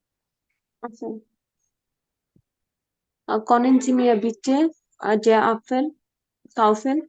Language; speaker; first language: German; non-native, learner; Bangla